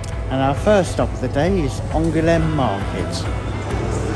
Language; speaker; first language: English; native; English